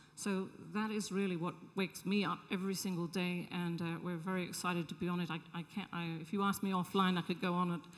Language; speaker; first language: English; native; English